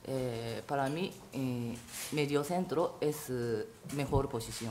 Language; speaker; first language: Spanish; non-native, fluent; Japanese